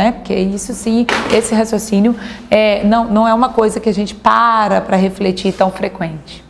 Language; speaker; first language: Portuguese; native; Portuguese